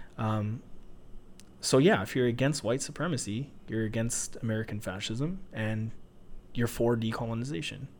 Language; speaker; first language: English; native; English